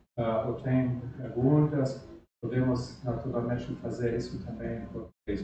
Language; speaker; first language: Portuguese; non-native, fluent; German